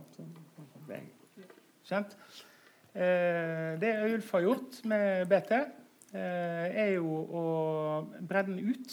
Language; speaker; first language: Norwegian; native; Norwegian